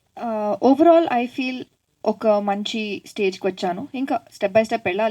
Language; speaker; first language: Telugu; non-native, fluent; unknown